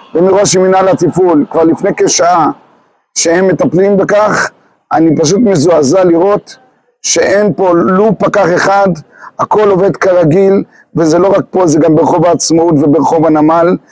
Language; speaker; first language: Hebrew; native; Hebrew